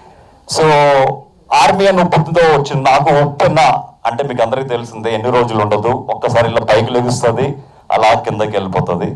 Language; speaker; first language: Telugu; native; Telugu